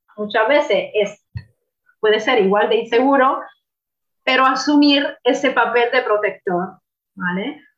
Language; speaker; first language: Spanish; non-native, fluent; Italian